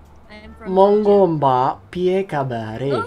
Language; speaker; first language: Indonesian; non-native, fluent; English